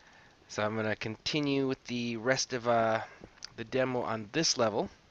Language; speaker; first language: English; native; English